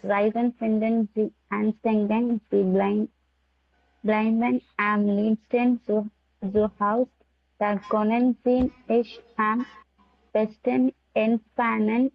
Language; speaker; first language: German; non-native, learner; Tamil